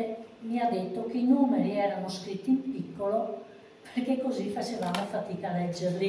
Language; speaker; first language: Italian; native; Italian